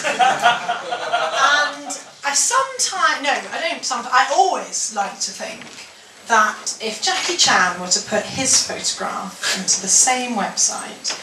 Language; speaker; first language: English; native; English